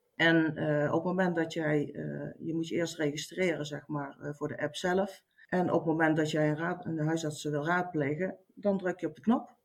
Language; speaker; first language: Dutch; native; Dutch